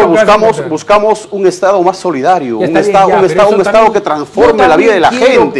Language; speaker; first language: Spanish; native; Spanish